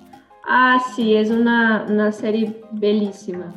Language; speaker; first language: Spanish; non-native, learner; Portuguese